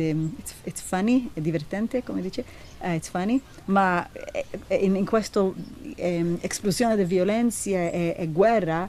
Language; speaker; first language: Italian; non-native, learner; Hebrew